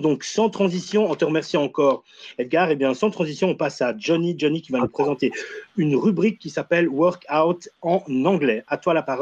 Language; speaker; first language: French; native; French